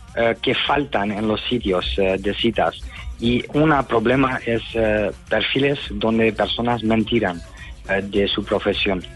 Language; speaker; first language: Spanish; non-native, learner; Dutch